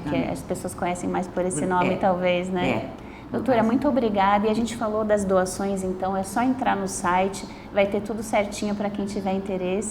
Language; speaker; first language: Portuguese; native; Portuguese